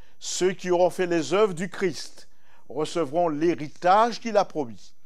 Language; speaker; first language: French; native; French